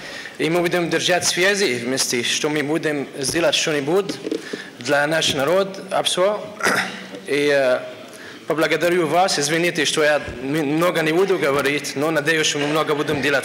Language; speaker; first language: Russian; non-native, fluent; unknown